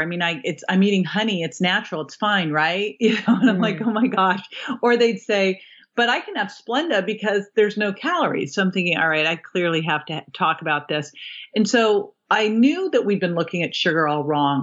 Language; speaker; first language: English; native; English